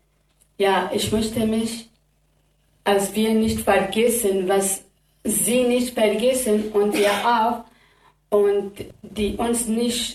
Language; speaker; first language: German; non-native, learner; Kurdish